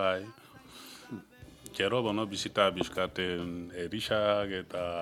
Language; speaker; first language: Basque; non-native, learner; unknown